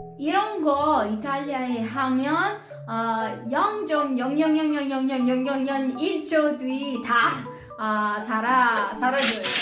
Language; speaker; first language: Korean; non-native, learner; Italian